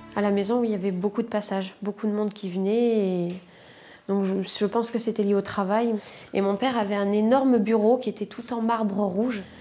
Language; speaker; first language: French; native; French